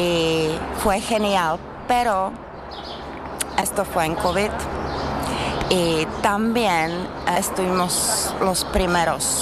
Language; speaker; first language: Spanish; non-native, learner; Czech